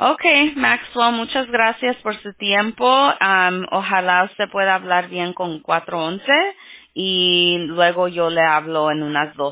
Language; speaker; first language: Spanish; early bilingual, heritage; Spanish